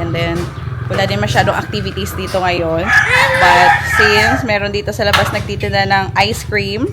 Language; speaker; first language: Filipino; non-native, local second language; Hiligaynon